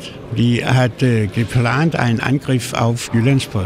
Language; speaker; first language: German; non-native, fluent; Danish